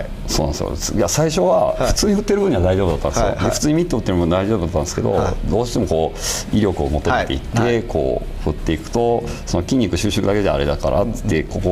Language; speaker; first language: Japanese; native; Japanese